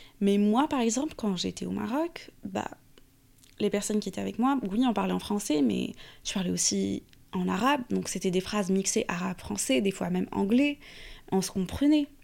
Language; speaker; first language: French; non-native, fluent; Arabic